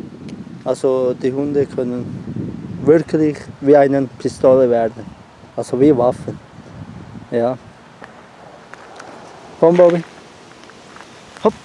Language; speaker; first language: German; non-native, learner; Turkish